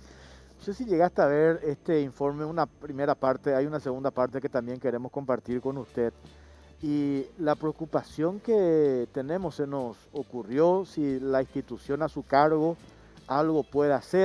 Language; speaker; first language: Spanish; native; Spanish